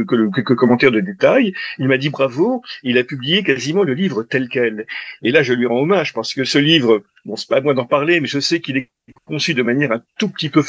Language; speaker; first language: French; native; French